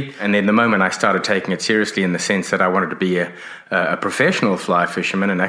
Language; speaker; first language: English; native; English